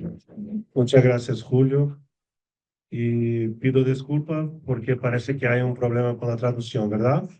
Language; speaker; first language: Spanish; non-native, fluent; Portuguese